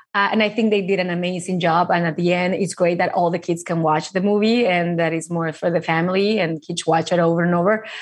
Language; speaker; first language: English; non-native, fluent; Spanish